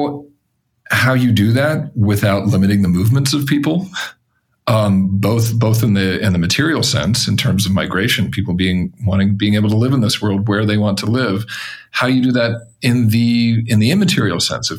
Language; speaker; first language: English; native; English